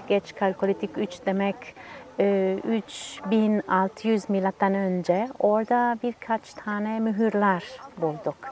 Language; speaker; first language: Turkish; non-native, learner; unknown